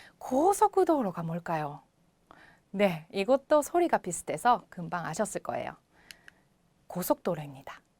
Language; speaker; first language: Korean; non-native, fluent; Japanese